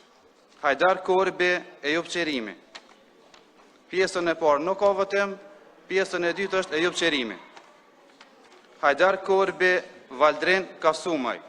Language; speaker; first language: Albanian; native; Albanian